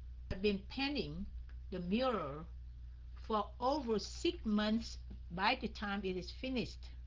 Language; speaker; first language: English; non-native, fluent; Vietnamese